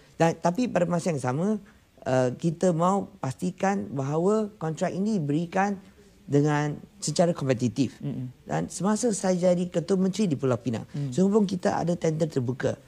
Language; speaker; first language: Malay; non-native, local second language; Chinese